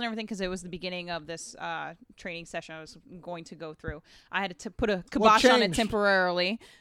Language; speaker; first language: English; native; English